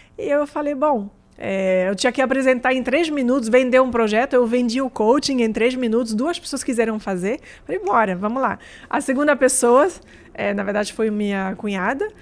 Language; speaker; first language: Portuguese; non-native, fluent; French